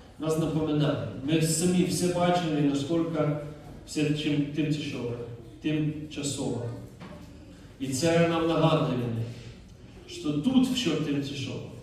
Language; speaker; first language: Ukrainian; non-native, fluent; Dutch